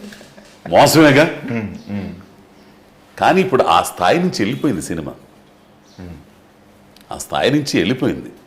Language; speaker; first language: Telugu; native; Telugu